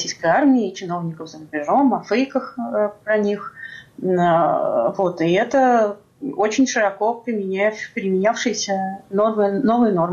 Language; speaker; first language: Russian; native; Russian